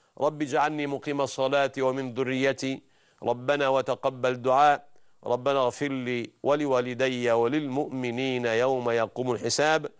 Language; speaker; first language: Arabic; native; Arabic